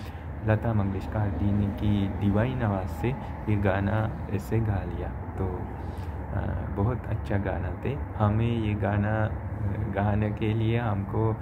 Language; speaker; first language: Hindi; non-native, learner; Sinhala